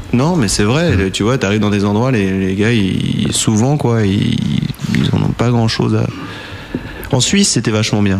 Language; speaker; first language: French; early bilingual, heritage; French